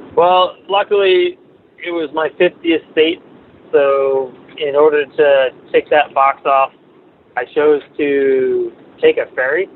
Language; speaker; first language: English; native; English